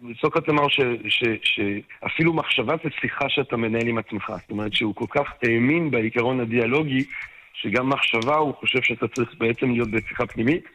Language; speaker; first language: Hebrew; non-native, fluent; French